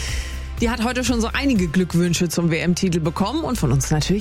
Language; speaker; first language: German; native; German